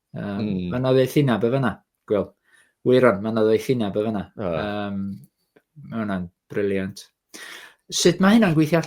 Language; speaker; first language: Welsh; native; Welsh